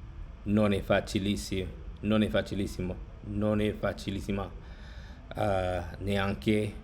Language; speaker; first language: Italian; non-native, learner; English